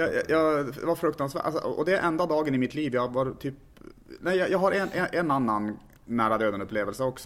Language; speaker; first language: Swedish; native; Swedish